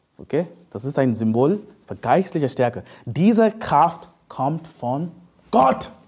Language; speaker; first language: German; non-native, fluent; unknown